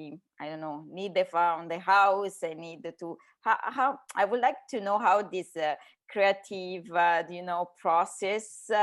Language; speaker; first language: English; non-native, learner; Italian